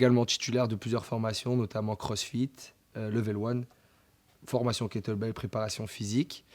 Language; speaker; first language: French; native; French